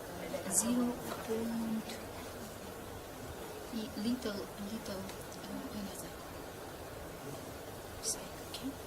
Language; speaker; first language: English; non-native, learner; Russian